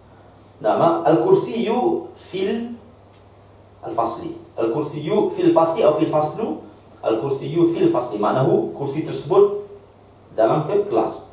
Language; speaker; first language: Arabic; non-native, fluent; Malay